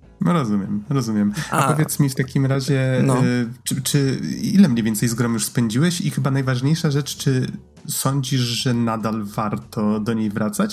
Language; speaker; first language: Polish; native; Polish